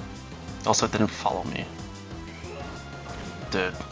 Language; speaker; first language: English; native; English